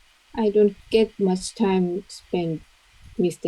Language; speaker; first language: English; non-native, learner; Japanese